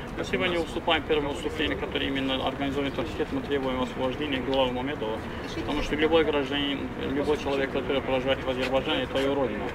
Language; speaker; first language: Russian; non-native, local second language; Azerbaijani